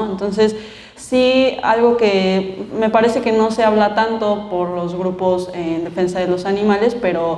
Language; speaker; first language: Spanish; native; Spanish